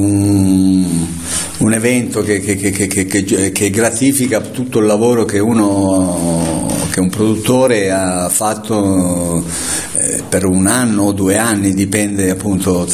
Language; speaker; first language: Italian; native; Italian